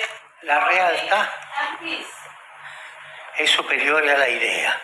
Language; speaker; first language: Italian; non-native, fluent; Spanish